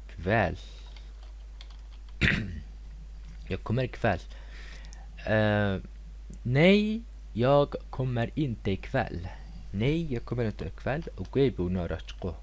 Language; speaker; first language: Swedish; non-native, fluent; Mongolian